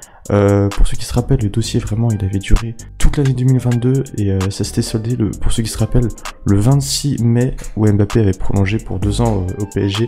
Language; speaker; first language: French; native; French